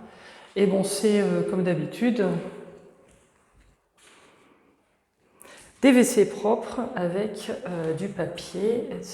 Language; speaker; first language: French; native; French